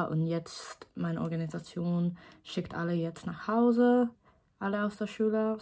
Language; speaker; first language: German; non-native, learner; Swedish